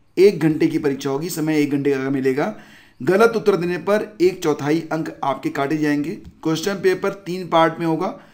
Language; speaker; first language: Hindi; native; Hindi